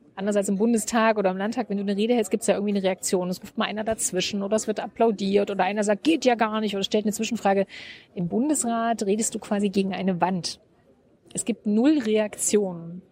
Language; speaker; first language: German; native; German